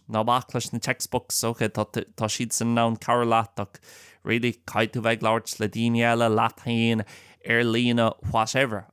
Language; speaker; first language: Irish; non-native, local second language; English